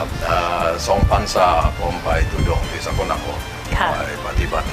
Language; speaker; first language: Thai; non-native, fluent; Indonesian